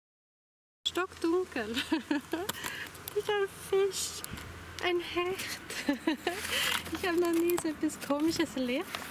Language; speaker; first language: German; non-native, learner; Swedish